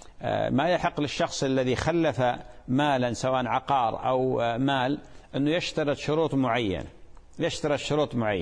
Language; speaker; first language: Arabic; native; Arabic